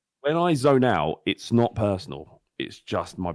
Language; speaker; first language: English; native; English